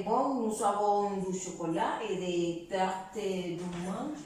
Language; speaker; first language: French; non-native, learner; Spanish